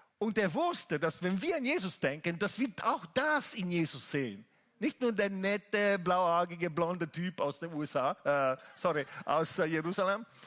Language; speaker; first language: German; non-native, fluent; Italian